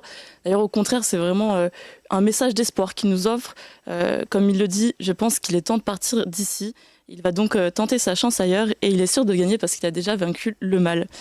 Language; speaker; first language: French; native; French